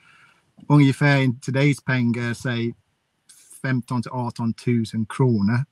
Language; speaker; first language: Swedish; non-native, fluent; English